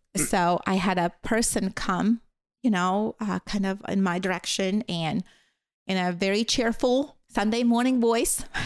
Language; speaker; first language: English; non-native, fluent; Latvian